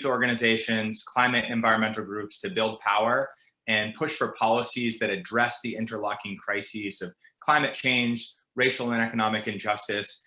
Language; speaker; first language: English; native; English